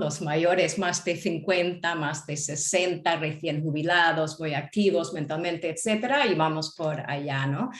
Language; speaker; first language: Spanish; non-native, fluent; English